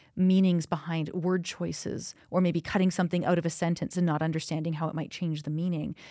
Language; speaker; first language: English; native; English